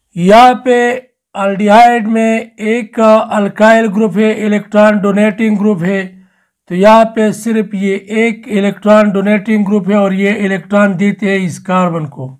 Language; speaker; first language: Urdu; non-native, local second language; Pashto